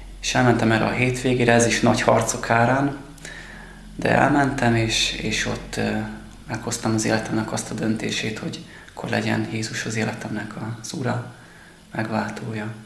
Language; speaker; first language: Hungarian; native; Hungarian